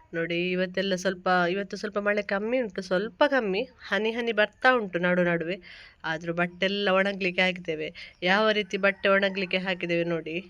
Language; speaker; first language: Kannada; non-native, local second language; Tulu